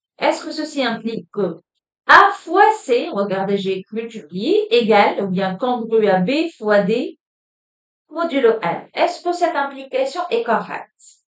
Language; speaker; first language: French; non-native, local second language; Arabic